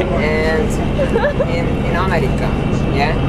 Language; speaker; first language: English; non-native, learner; Hungarian